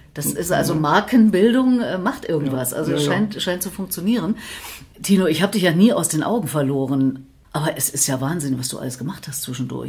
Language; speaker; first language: German; native; German